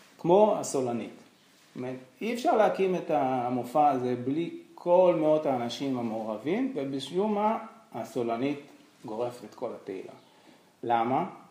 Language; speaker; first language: Hebrew; native; Hebrew